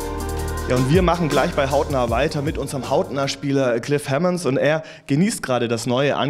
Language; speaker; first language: German; native; German